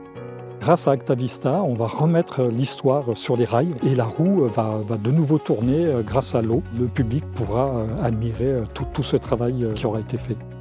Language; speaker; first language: French; native; French